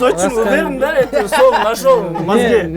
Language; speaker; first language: Russian; non-native, local second language; Kazakh